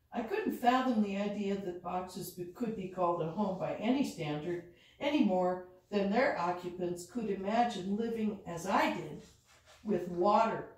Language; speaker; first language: English; native; English